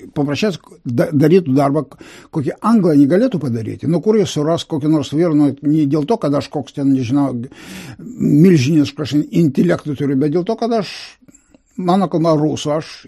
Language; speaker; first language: Lithuanian; non-native, local second language; Russian